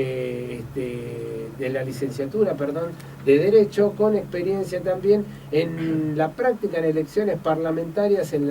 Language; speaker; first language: Spanish; native; Spanish